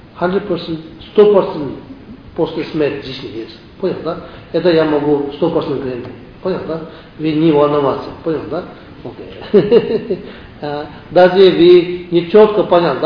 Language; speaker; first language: Russian; non-native, learner; Tibetan